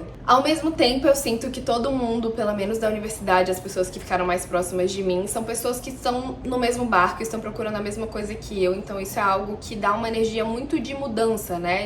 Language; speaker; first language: Portuguese; native; Portuguese